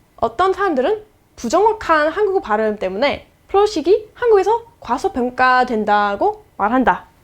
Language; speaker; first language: Korean; non-native, fluent; English